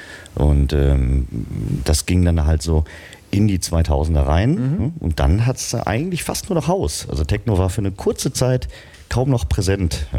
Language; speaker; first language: German; native; German